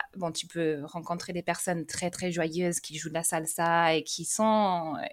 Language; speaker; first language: French; early bilingual, other home language; English